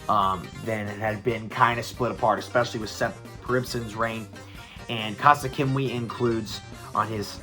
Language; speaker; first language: English; native; English